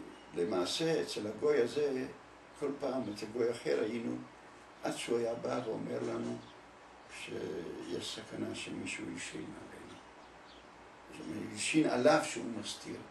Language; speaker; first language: Hebrew; early bilingual, other home language; Polish